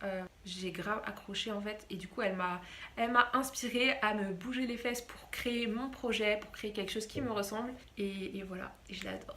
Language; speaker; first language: French; native; French